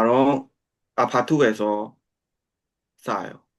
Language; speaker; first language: Korean; non-native, learner; Burmese